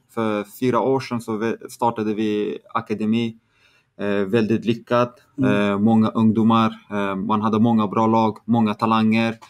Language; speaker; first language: Swedish; early bilingual, other home language; Kurdish